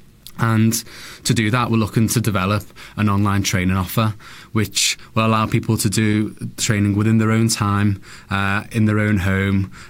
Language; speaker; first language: English; native; English